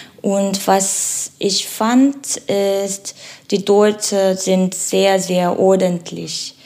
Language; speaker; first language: German; non-native, learner; Korean